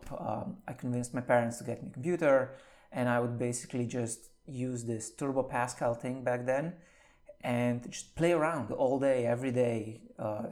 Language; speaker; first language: English; non-native, fluent; Slovenian